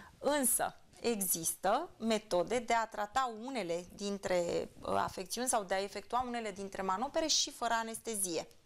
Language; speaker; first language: Romanian; native; Romanian